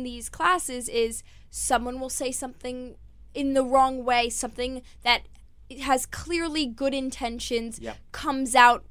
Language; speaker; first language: English; native; English